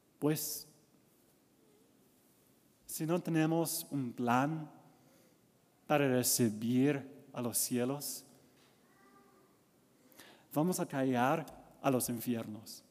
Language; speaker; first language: Spanish; non-native, learner; English